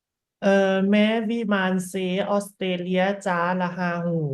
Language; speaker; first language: Hindi; non-native, learner; Thai